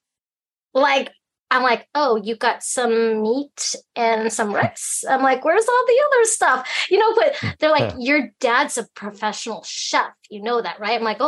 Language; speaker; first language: English; early bilingual, other home language; Cantonese